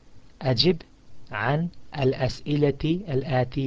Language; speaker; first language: Arabic; non-native, fluent; English